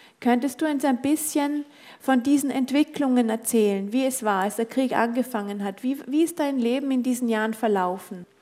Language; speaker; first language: German; native; German